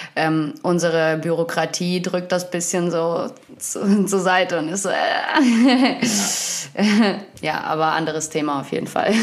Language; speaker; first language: German; non-native, fluent; Ukrainian